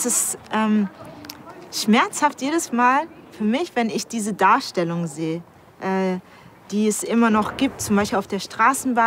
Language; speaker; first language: German; native; German